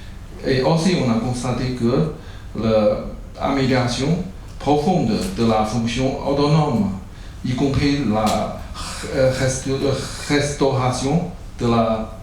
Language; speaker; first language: French; non-native, learner; Chinese